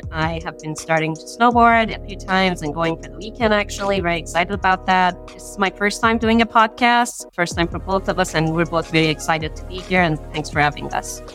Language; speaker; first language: English; non-native, fluent; Persian